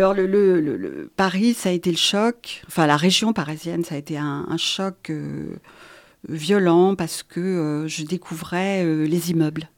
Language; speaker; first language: French; native; French